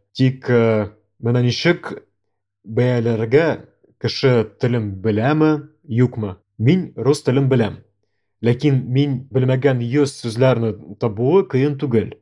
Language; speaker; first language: Tatar; non-native, local second language; Russian